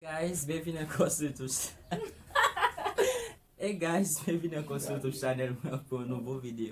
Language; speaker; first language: French; non-native, learner; Haitian Creole